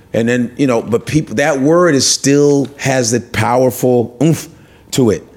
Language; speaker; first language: English; native; English